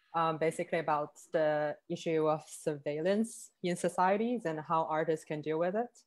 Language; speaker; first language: English; non-native, fluent; Chinese